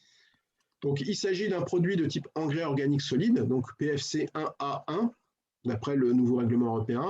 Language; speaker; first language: French; native; French